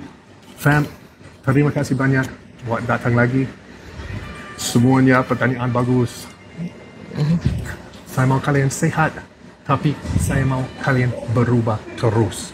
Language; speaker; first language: Indonesian; non-native, fluent; English